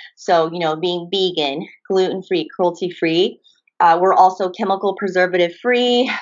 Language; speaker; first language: English; early bilingual, other home language; Japanese